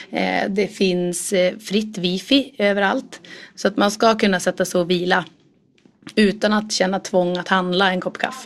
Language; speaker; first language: Swedish; native; Swedish